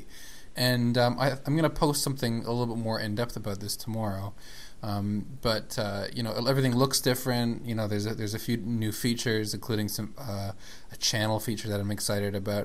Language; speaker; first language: English; native; English